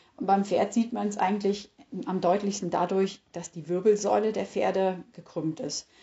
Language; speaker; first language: German; native; German